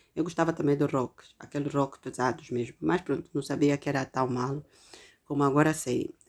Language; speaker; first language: Portuguese; native; Portuguese